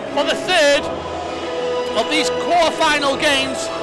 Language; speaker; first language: English; native; English